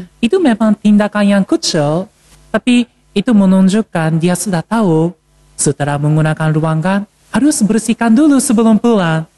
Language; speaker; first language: Indonesian; non-native, fluent; Japanese